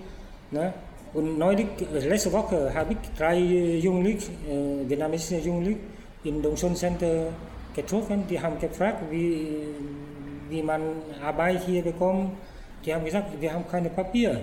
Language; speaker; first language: German; non-native, fluent; Vietnamese